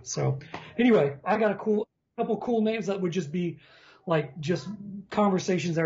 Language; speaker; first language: English; native; English